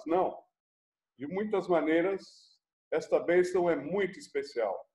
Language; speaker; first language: Portuguese; native; Portuguese